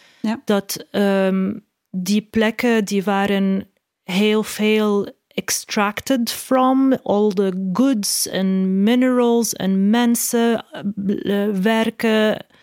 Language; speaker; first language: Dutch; non-native, learner; Arabic